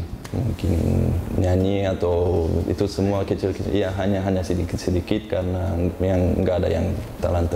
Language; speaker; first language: Indonesian; non-native, learner; Uzbek